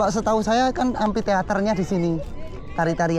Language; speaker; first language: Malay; non-native, local second language; Indonesian